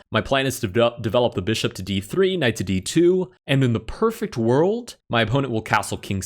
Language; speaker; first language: English; native; English